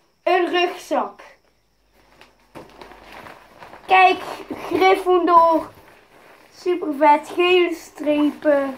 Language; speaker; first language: Dutch; native; Dutch